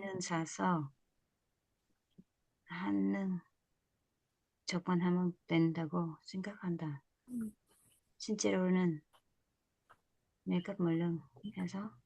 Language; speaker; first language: Korean; non-native, learner; Vietnamese